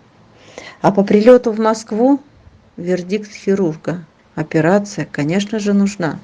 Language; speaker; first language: Russian; native; Russian